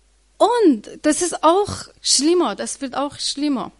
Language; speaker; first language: German; non-native, learner; Persian